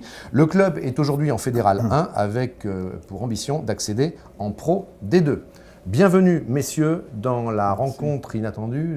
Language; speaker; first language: French; native; French